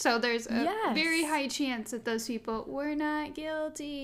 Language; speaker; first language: English; native; English